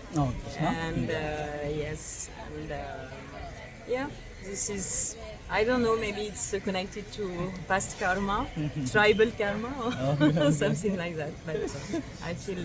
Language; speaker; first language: English; non-native, learner; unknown